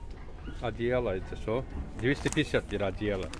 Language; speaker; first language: Russian; non-native, learner; Turkish